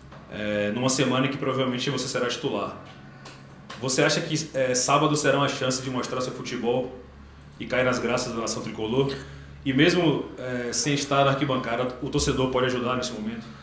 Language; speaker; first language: Portuguese; native; Portuguese